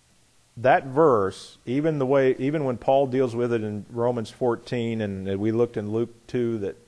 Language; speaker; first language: English; native; English